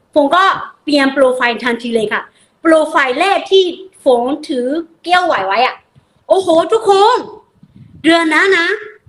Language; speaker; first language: Thai; non-native, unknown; Burmese